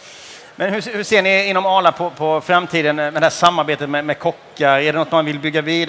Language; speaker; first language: Swedish; native; Swedish